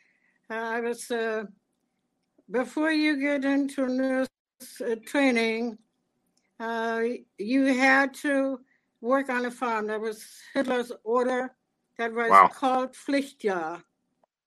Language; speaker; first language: English; non-native, fluent; German